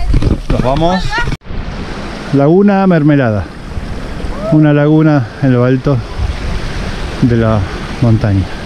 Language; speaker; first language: Spanish; native; Spanish